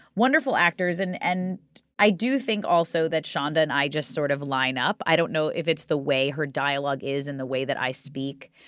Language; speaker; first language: English; native; English